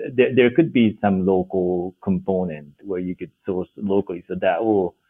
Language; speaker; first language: English; non-native, fluent; Japanese